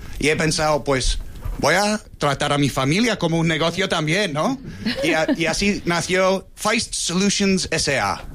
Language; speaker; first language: Spanish; non-native, fluent; English